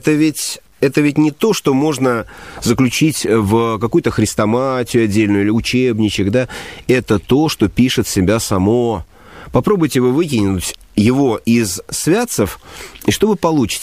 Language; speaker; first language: Russian; native; Russian